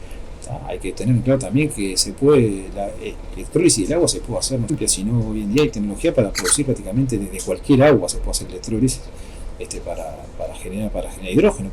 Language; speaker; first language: Spanish; native; Spanish